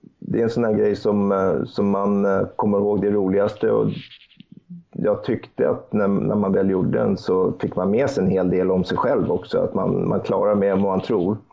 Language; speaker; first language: Swedish; native; Swedish